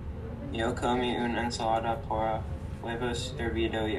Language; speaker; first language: Spanish; non-native, learner; English